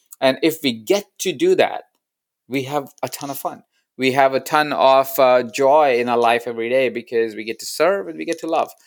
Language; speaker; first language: English; non-native, local second language; Hindi